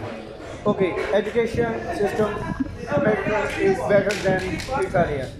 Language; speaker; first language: English; non-native, learner; Urdu